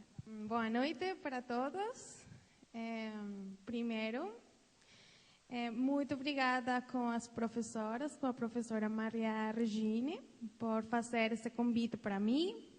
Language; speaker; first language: Portuguese; non-native, fluent; Spanish